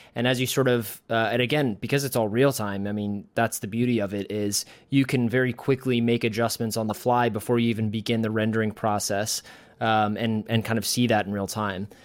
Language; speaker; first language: English; native; English